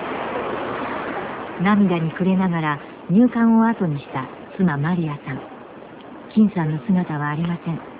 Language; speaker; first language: Japanese; native; Japanese